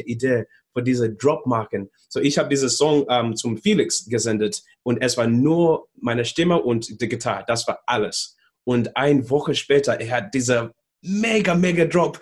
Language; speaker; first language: German; non-native, learner; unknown